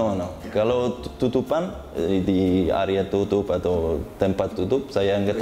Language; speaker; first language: Indonesian; non-native, learner; Uzbek